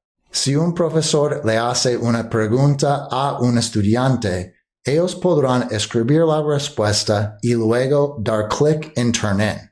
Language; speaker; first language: Spanish; non-native, fluent; English